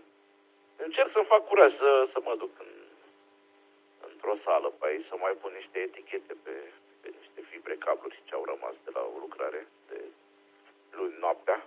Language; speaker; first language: Romanian; native; Romanian